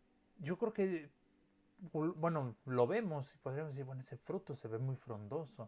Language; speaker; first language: Spanish; native; Spanish